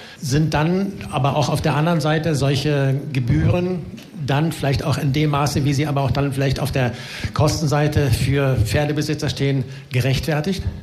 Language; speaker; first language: German; native; German